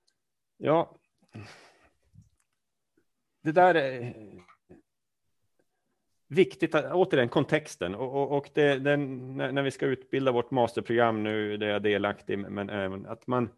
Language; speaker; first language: Swedish; native; Swedish